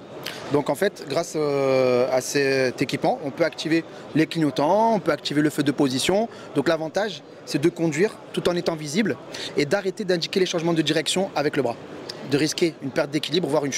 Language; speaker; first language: French; native; French